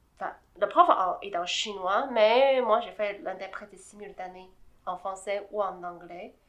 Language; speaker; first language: French; non-native, fluent; Chinese